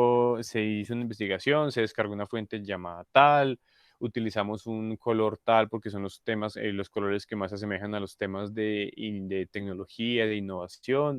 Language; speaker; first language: Spanish; native; Spanish